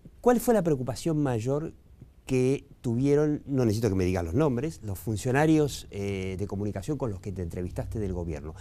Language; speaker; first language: Spanish; native; Spanish